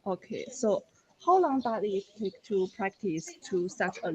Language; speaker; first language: English; non-native, learner; Chinese